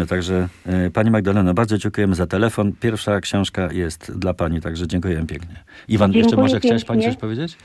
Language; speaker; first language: Polish; native; Polish